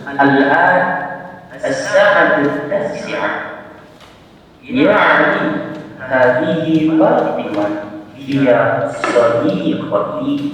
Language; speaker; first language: Arabic; non-native, learner; Indonesian